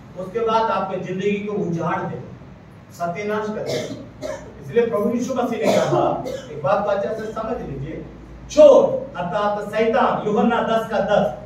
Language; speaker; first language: Hindi; non-native, local second language; Malayalam